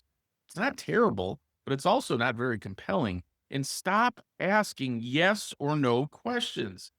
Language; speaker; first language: English; native; English